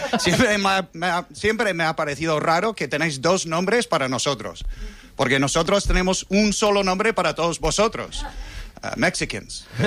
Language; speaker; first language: Spanish; non-native, fluent; English